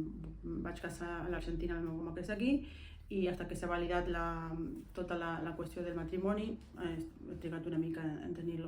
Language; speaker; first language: Catalan; non-native, fluent; Spanish